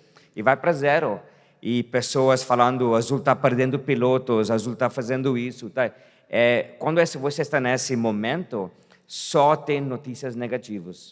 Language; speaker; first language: Portuguese; non-native, fluent; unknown